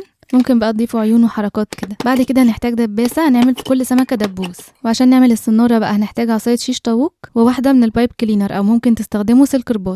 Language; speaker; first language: Arabic; native; Arabic